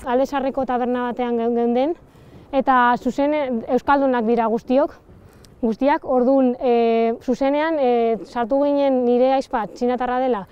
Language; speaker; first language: Basque; early bilingual, other home language; Spanish